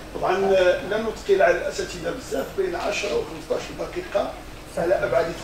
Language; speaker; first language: Arabic; native; Arabic